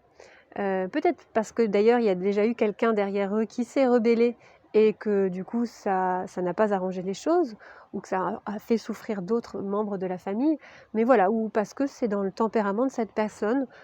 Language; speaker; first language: French; native; French